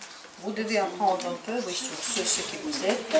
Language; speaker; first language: French; non-native, fluent; Ukrainian